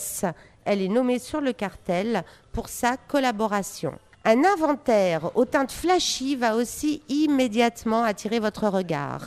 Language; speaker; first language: French; native; French